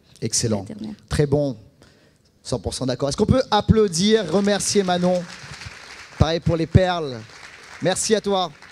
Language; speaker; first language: French; native; French